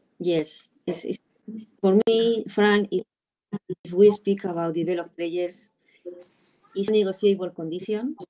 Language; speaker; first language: English; non-native, learner; Spanish